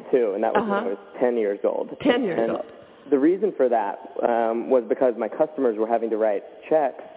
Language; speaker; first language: English; native; English